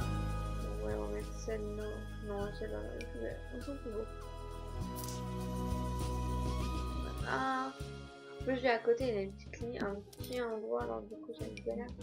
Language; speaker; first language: French; native; French